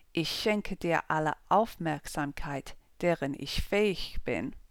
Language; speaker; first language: German; non-native, fluent; English